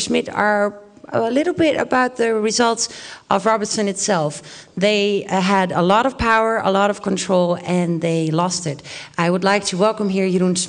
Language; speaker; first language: English; non-native, fluent; Dutch